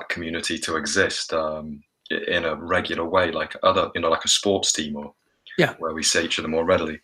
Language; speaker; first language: English; native; English